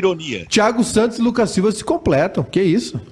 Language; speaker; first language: Portuguese; native; Portuguese